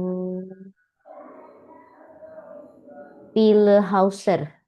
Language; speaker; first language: German; non-native, learner; Indonesian